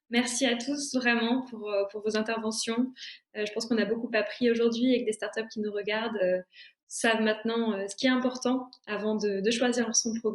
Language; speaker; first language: French; native; French